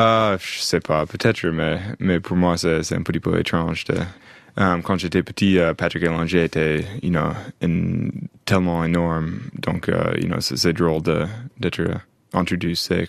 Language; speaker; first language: French; non-native, fluent; English